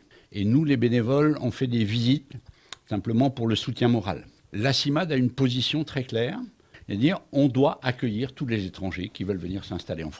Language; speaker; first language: French; native; French